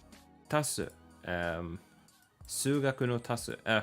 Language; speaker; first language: Japanese; non-native, learner; English